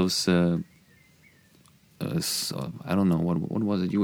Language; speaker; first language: English; non-native, fluent; German